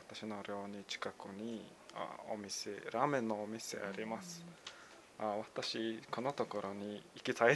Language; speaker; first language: Japanese; non-native, learner; Mongolian